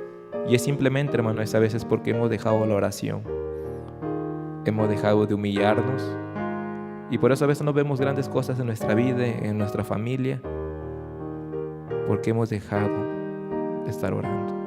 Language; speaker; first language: Spanish; native; Spanish